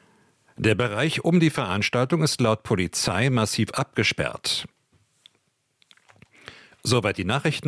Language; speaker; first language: German; native; German